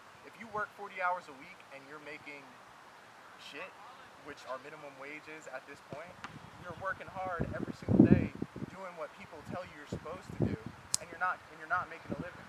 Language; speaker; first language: English; native; English